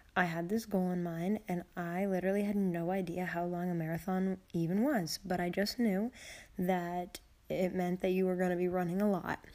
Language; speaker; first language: English; native; English